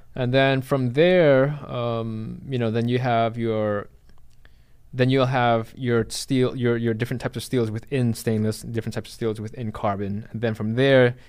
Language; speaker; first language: English; native; English